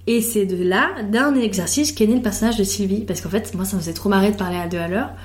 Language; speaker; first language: French; native; French